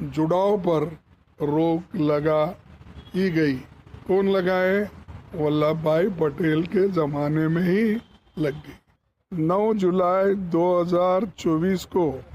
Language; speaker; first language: Hindi; non-native, local second language; Kannada